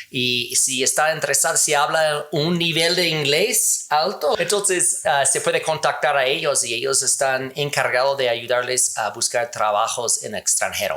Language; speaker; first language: Spanish; non-native, learner; English